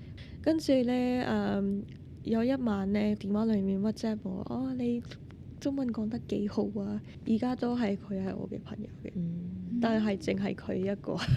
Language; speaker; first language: Cantonese; non-native, fluent; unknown